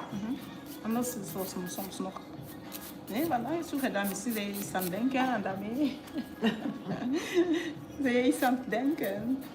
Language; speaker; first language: Dutch; non-native, fluent; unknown